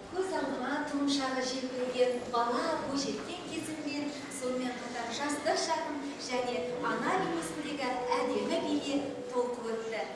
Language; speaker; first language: Kazakh; native; Kazakh